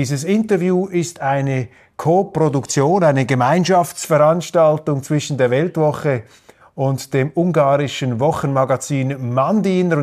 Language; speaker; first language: German; native; German